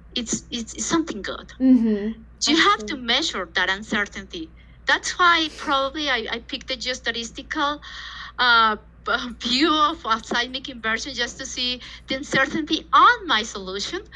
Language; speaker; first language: English; non-native, fluent; Spanish